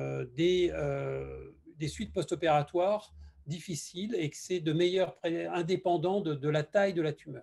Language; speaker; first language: French; native; French